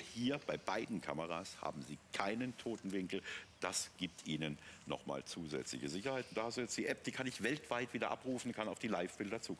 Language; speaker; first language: German; native; German